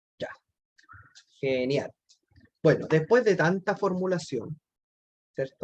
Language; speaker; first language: Spanish; native; Spanish